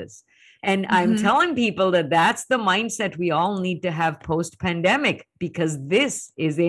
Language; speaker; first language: English; non-native, local second language; Hindi